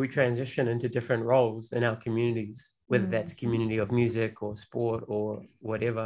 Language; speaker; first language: English; native; English